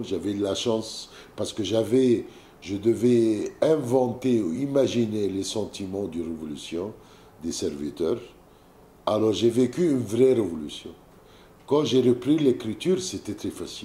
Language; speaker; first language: French; non-native, fluent; Arabic